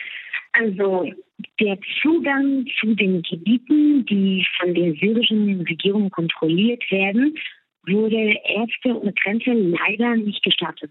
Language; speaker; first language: German; non-native, fluent; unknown